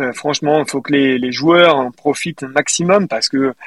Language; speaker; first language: French; native; French